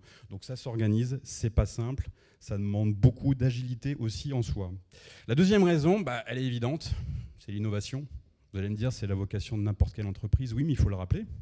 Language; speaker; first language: French; native; French